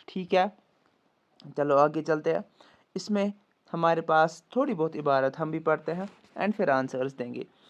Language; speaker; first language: Urdu; non-native, local second language; Kashmiri